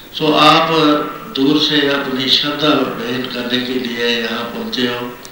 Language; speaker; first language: Hindi; non-native, local second language; Punjabi